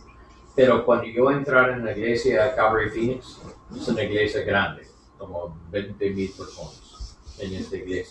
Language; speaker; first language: Spanish; non-native, learner; English